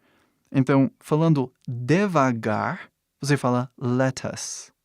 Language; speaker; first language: Portuguese; non-native, fluent; English